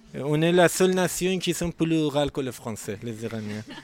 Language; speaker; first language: French; non-native, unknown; Persian